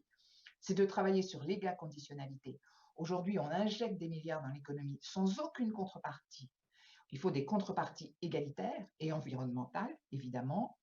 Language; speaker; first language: French; native; French